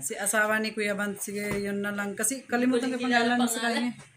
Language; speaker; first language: Filipino; non-native, learner; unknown